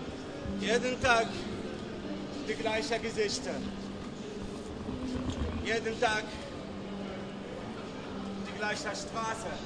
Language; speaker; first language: German; non-native, learner; Arabic